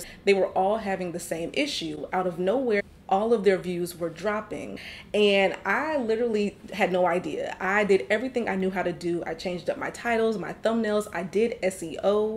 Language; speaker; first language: English; native; English